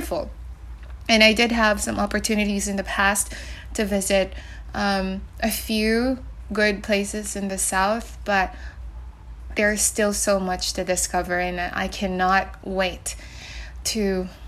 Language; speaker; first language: English; non-native, local second language; Cebuano